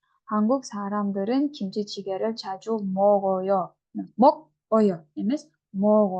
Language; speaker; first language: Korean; non-native, fluent; Kyrgyz